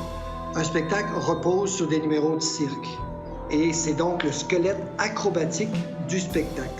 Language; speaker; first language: French; native; French